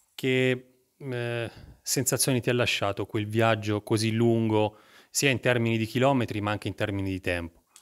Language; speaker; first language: Italian; native; Italian